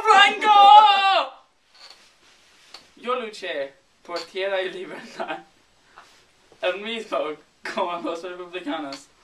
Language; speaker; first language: Spanish; non-native, learner; English